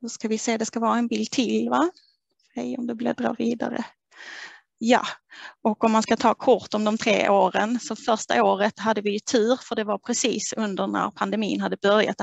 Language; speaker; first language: Swedish; native; Swedish